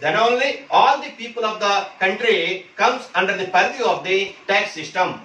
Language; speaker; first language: English; non-native, local second language; Telugu